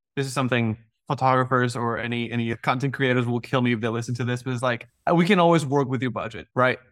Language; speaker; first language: English; non-native, fluent; Spanish